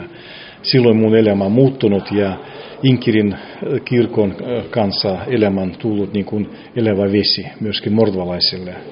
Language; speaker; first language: Finnish; non-native, fluent; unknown